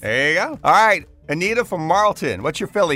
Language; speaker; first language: English; native; English